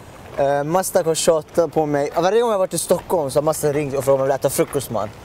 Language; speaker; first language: Swedish; native; Swedish